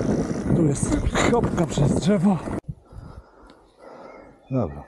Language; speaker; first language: Polish; native; Polish